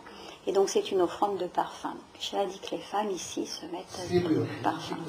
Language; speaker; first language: French; native; French